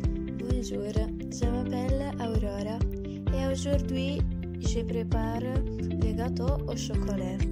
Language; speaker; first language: French; non-native, learner; Italian